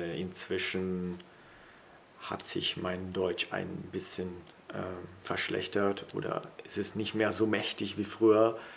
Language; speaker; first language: German; non-native, fluent; Italian